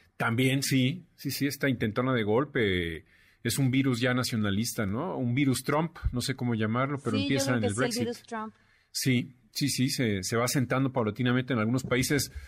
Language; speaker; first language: Spanish; native; Spanish